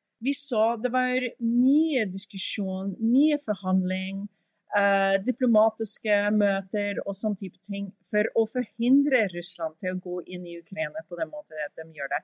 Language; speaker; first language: Norwegian; early bilingual, heritage; English